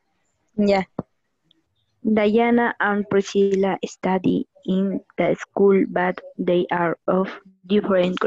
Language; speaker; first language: English; non-native, learner; Spanish